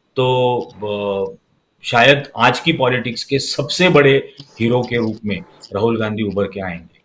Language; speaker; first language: Hindi; non-native, local second language; Marathi